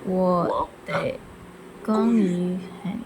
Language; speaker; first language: Chinese; non-native, learner; Filipino